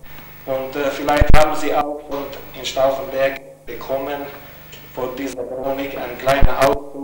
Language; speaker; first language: German; non-native, local second language; Hungarian